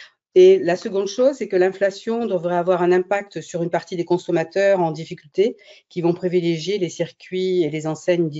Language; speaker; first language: French; native; French